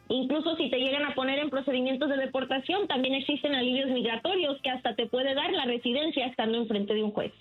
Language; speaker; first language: Spanish; early bilingual, heritage; Spanish